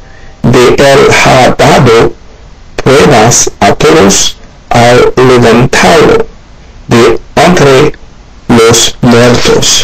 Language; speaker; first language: Spanish; non-native, learner; Haitian Creole